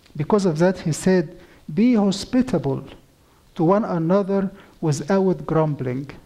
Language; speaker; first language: English; non-native, fluent; Arabic